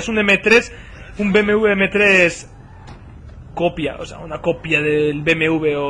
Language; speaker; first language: Spanish; native; Spanish